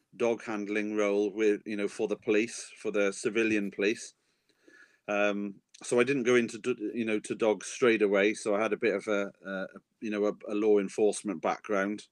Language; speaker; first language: English; native; English